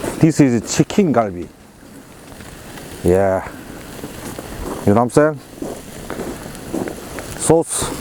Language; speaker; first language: English; non-native, learner; Korean